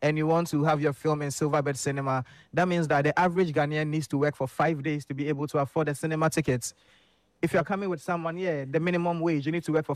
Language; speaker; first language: English; non-native, fluent; French